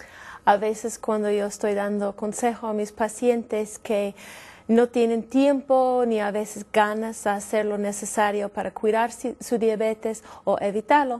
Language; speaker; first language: Spanish; non-native, fluent; English